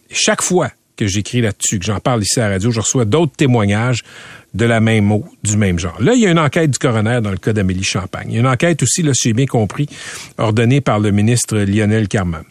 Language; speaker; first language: French; native; French